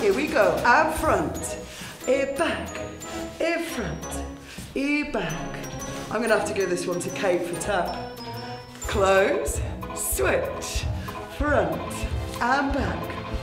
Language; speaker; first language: English; native; English